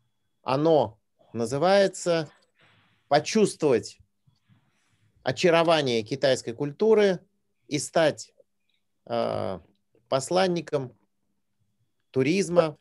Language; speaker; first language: Russian; native; Russian